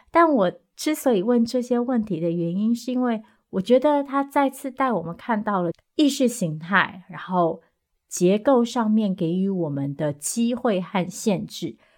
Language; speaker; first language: Chinese; native; Chinese